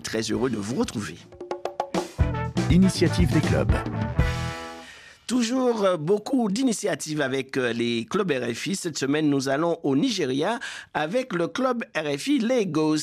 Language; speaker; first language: French; native; French